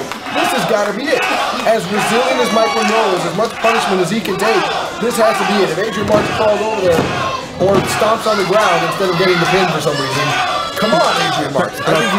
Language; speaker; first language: English; native; English